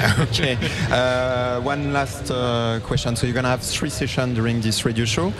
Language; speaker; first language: English; non-native, fluent; French